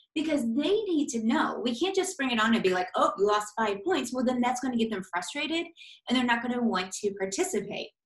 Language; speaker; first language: English; native; English